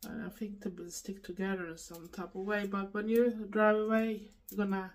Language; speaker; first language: English; non-native, fluent; Swedish